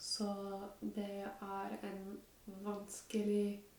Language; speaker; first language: Norwegian; non-native, learner; English